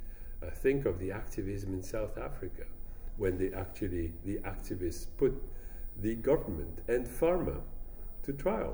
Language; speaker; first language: English; non-native, fluent; French